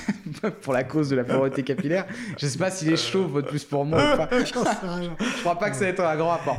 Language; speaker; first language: French; native; French